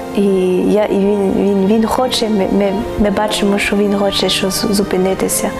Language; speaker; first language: Ukrainian; non-native, learner; French